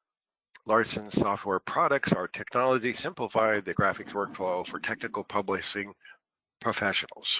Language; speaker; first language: English; native; English